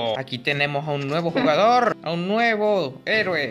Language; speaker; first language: Spanish; native; Spanish